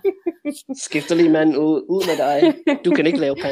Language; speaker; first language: Danish; early bilingual, heritage; Danish